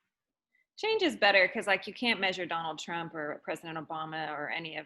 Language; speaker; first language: English; native; English